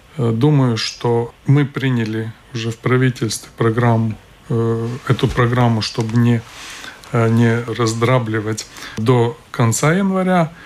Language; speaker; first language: Russian; non-native, local second language; Latvian